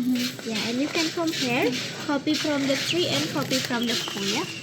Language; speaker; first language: English; non-native, local second language; Indonesian